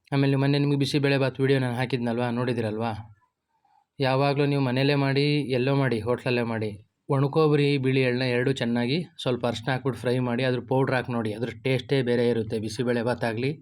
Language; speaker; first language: Kannada; native; Kannada